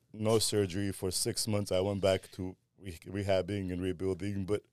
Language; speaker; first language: English; early bilingual, other home language; Armenian